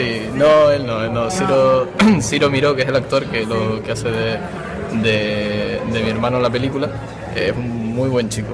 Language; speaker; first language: Spanish; native; Spanish